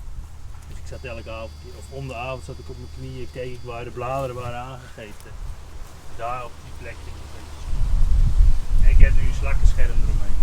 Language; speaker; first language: Dutch; native; Dutch